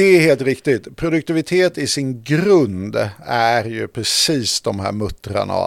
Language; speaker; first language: Swedish; native; Swedish